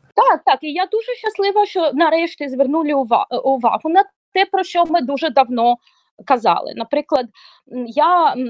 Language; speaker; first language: Ukrainian; non-native, local second language; Russian